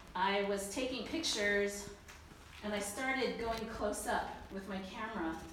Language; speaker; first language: English; early bilingual, other home language; Chinese